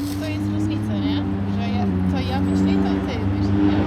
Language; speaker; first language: Polish; non-native, learner; Afrikaans